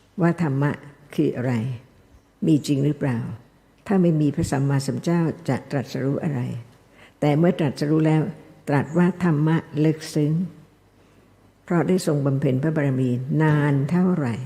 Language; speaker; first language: Thai; native; Thai